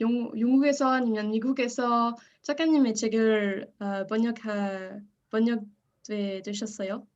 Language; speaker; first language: Korean; non-native, learner; French